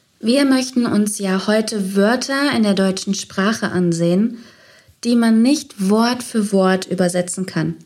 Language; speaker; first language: German; native; German